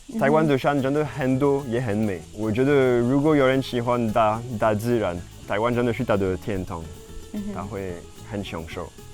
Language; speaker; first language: Chinese; non-native, fluent; French